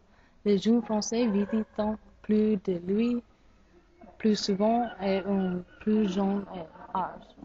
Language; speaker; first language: French; non-native, learner; English